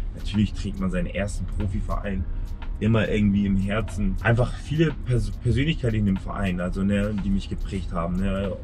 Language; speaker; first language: German; native; German